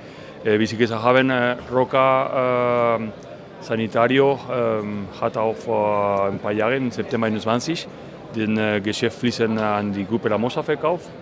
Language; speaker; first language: German; non-native, fluent; Spanish